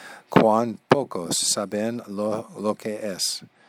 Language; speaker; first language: Spanish; non-native, learner; English